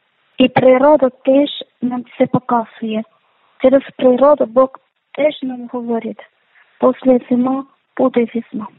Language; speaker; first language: Ukrainian; non-native, learner; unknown